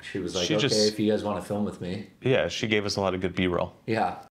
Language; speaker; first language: English; native; English